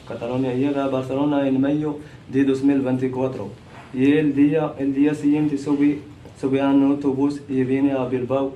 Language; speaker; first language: Spanish; non-native, learner; Central Atlas Tamazight